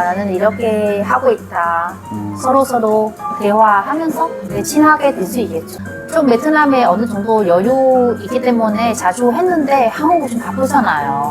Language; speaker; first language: Korean; non-native, learner; Vietnamese